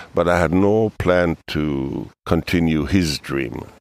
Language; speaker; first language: English; early bilingual, other home language; Hebrew